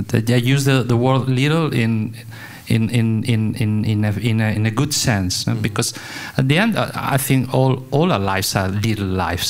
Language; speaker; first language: English; non-native, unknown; Spanish